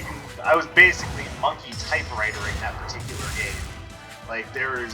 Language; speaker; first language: English; native; English